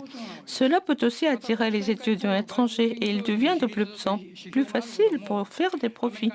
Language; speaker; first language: French; non-native, fluent; Japanese